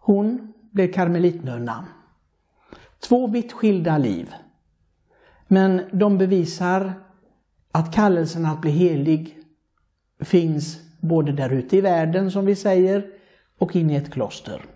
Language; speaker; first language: Swedish; non-native, fluent; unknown